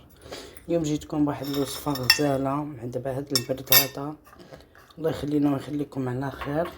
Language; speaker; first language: Arabic; native; Arabic